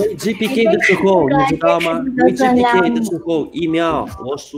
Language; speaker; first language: Chinese; non-native, learner; Russian